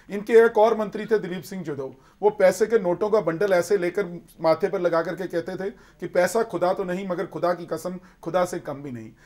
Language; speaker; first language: Hindi; native; Hindi